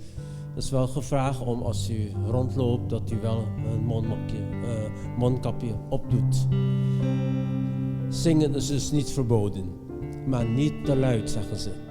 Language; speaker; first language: Dutch; non-native, fluent; Indonesian